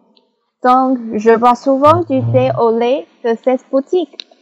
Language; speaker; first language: French; non-native, learner; Chinese